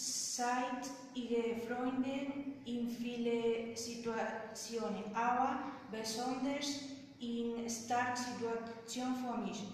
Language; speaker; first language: German; non-native, learner; Spanish